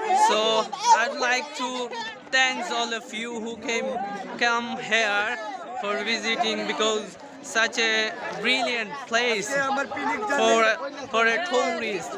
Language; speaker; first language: English; non-native, learner; Bangla